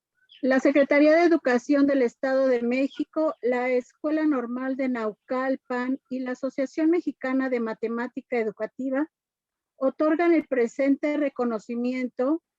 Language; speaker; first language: Spanish; native; Spanish